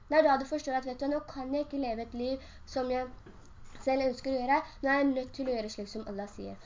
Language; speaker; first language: Norwegian; early bilingual, other home language; Urdu